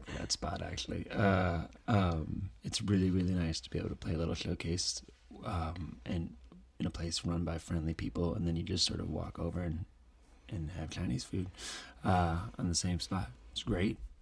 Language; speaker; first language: English; native; English